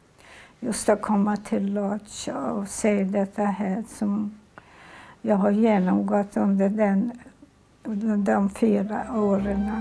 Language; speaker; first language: Swedish; non-native, fluent; Polish